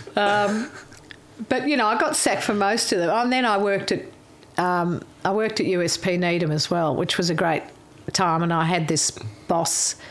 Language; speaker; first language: English; native; English